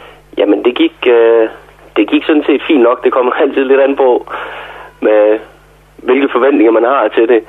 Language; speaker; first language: Danish; native; Danish